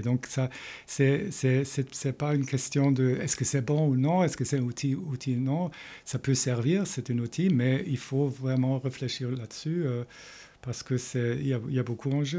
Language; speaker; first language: French; non-native, fluent; German